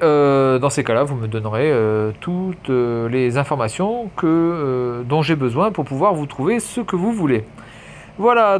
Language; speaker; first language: French; native; French